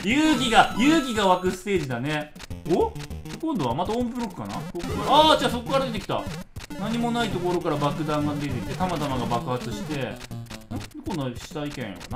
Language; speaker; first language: Japanese; native; Japanese